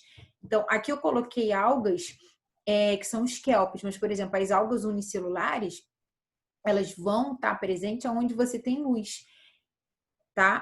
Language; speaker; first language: Portuguese; native; Portuguese